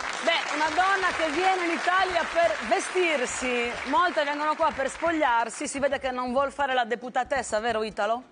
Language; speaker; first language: Italian; native; Italian